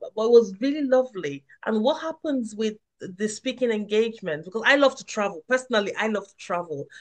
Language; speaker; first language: English; non-native, local second language; Yoruba